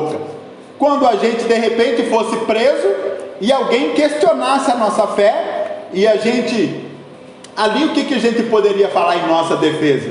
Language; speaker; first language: Portuguese; native; Portuguese